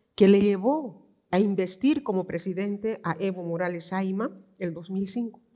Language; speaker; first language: Spanish; native; Spanish